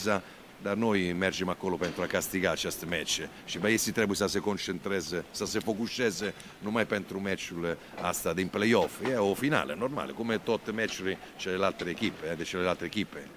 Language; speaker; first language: Romanian; non-native, learner; Italian